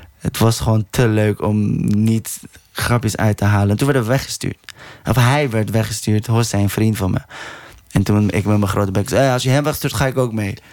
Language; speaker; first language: Dutch; early bilingual, other home language; Persian